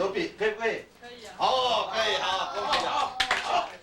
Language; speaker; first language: Chinese; non-native, local second language; Amis